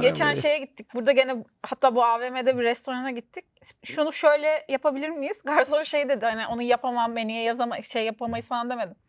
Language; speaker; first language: Turkish; native; Turkish